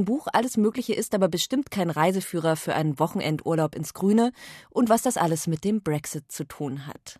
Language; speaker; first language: German; native; German